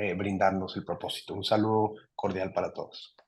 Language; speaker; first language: Spanish; early bilingual, heritage; Spanish